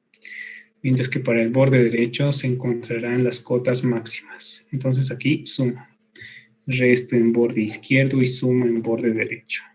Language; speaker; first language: Spanish; native; Spanish